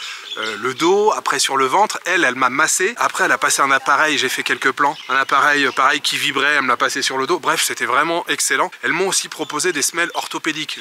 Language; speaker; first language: French; native; French